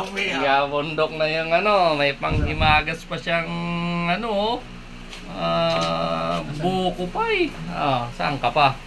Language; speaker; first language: Filipino; non-native, local second language; Hiligaynon